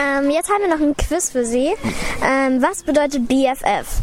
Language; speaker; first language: German; native; German